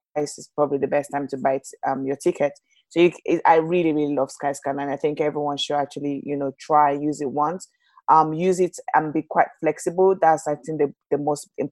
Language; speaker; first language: English; non-native, local second language; Yoruba